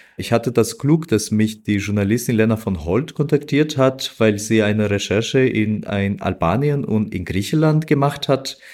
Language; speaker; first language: German; non-native, fluent; Albanian